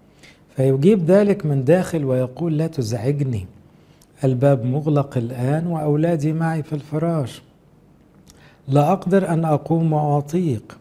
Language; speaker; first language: Arabic; native; Arabic